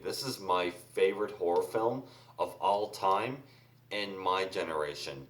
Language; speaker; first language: English; native; English